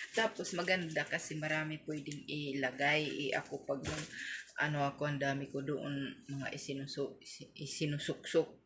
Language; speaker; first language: Filipino; non-native, local second language; Waray